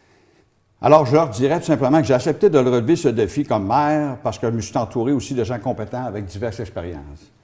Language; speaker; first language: French; native; French